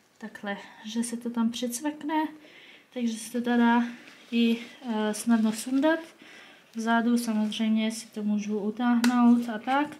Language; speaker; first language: Czech; early bilingual, heritage; Czech